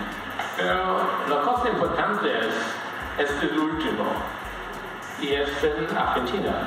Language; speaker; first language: Spanish; non-native, fluent; German